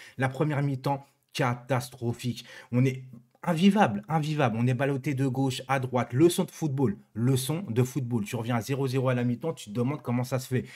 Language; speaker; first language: French; native; French